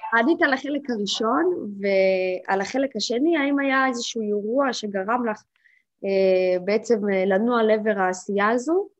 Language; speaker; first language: Hebrew; native; Hebrew